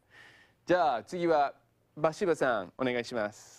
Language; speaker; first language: Japanese; non-native, fluent; English